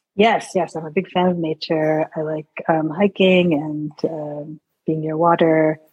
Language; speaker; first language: English; early bilingual, other home language; Sinhala